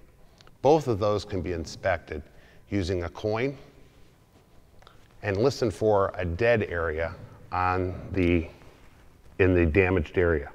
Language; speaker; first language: English; native; English